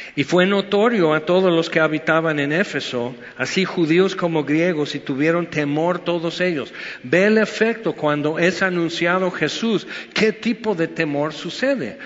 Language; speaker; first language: Spanish; non-native, fluent; English